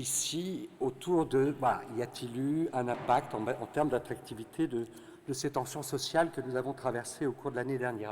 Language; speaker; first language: French; native; French